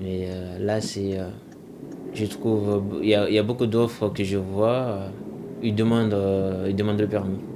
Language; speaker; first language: French; non-native, local second language; Comorian